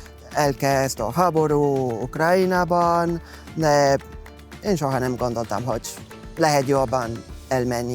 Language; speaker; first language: Hungarian; non-native, fluent; Spanish